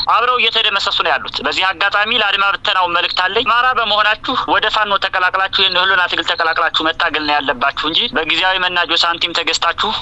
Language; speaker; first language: Amharic; native; Amharic